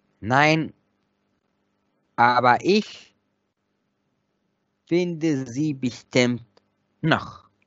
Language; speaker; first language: German; non-native, fluent; Arabic